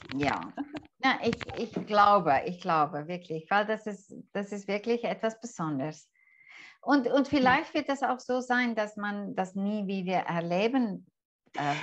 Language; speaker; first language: German; non-native, fluent; English